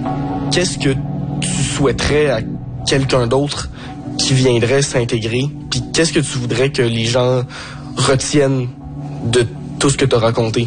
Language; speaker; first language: French; native; French